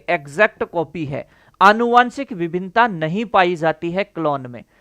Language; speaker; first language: Hindi; native; Hindi